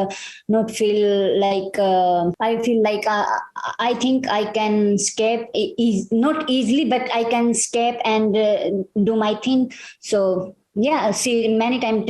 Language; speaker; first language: English; non-native, learner; Hindi